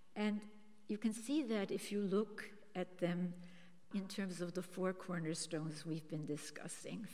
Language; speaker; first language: English; early bilingual, other home language; German